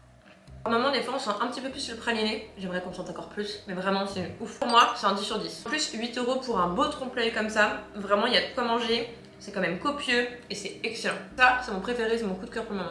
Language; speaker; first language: French; native; French